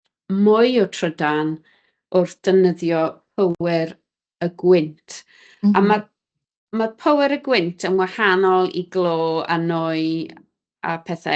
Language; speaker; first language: Welsh; native; Welsh